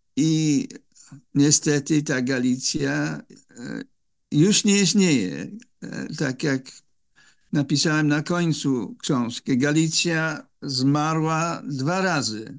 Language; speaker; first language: Polish; non-native, fluent; English